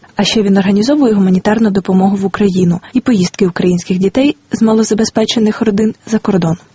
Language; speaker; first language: Ukrainian; native; Ukrainian